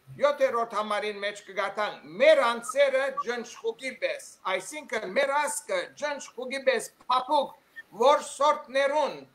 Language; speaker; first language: Armenian; early bilingual, heritage; Armenian